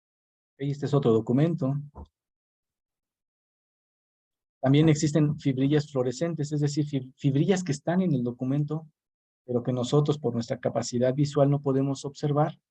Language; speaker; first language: Spanish; native; Spanish